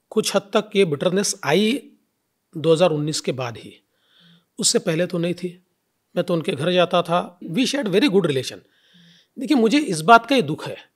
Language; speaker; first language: Hindi; non-native, local second language; Marathi